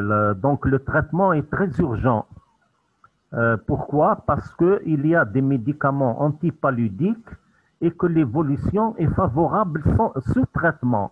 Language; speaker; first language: French; non-native, local second language; Arabic